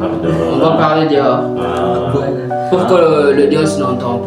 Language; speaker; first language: French; non-native, learner; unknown